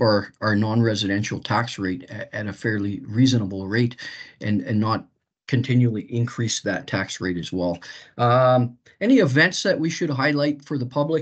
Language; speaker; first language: English; native; English